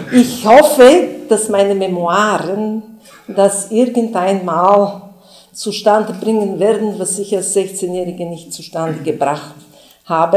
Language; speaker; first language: German; non-native, fluent; Bulgarian